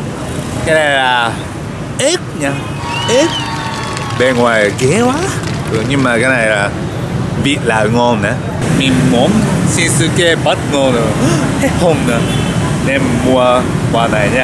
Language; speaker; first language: Vietnamese; non-native, learner; Japanese